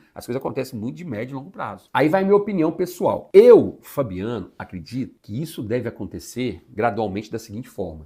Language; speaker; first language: Portuguese; native; Portuguese